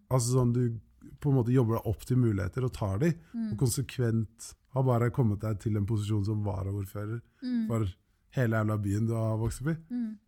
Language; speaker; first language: Norwegian; native; Norwegian